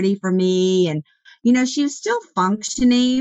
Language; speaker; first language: English; native; English